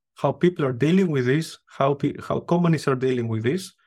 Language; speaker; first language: English; non-native, fluent; Greek